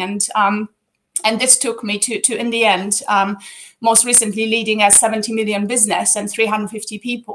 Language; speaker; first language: English; non-native, fluent; Polish